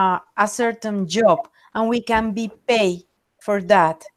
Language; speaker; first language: English; non-native, fluent; Spanish